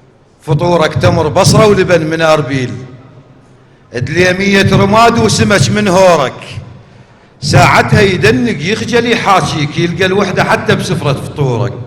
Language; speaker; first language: Arabic; native; Arabic